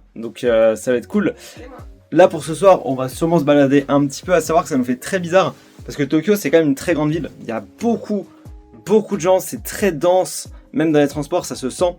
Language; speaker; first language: French; native; French